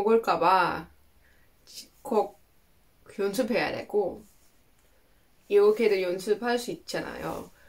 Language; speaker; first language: Korean; non-native, learner; Dutch